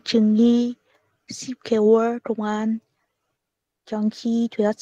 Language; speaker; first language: Korean; non-native, learner; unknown